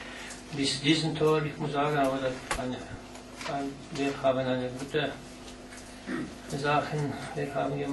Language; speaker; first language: German; non-native, learner; Slovenian